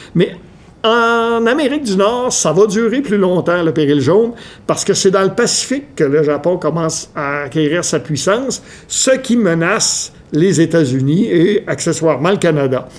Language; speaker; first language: French; native; French